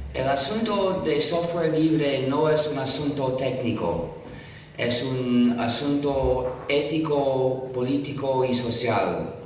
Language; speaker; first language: Spanish; non-native, fluent; English